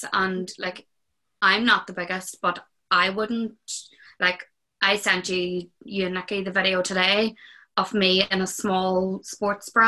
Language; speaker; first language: English; native; English